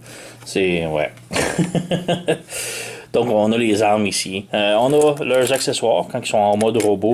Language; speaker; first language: French; native; French